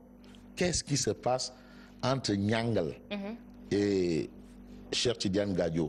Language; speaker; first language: French; non-native, local second language; Wolof